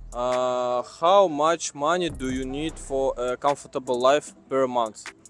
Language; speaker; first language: English; non-native, learner; Russian